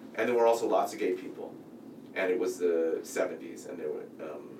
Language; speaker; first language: English; native; English